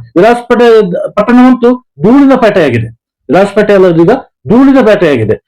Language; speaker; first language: Kannada; non-native, local second language; Kodava